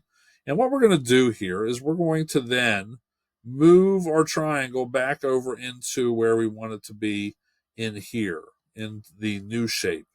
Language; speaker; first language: English; native; English